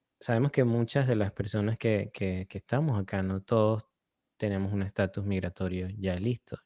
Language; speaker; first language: Spanish; native; Spanish